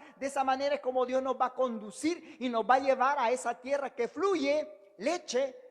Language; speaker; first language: Spanish; native; Spanish